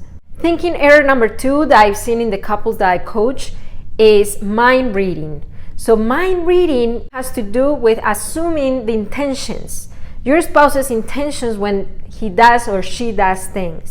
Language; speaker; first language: English; non-native, fluent; Spanish